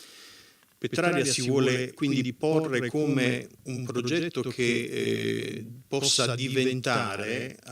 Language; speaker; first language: Italian; native; Italian